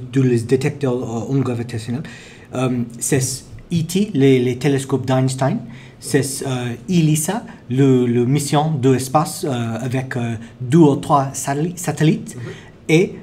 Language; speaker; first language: French; non-native, learner; English